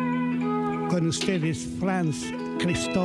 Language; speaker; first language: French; non-native, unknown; Spanish